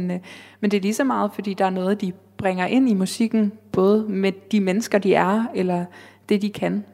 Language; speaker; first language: Danish; native; Danish